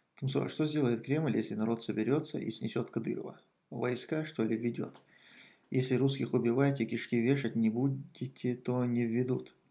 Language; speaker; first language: Russian; non-native, local second language; Chechen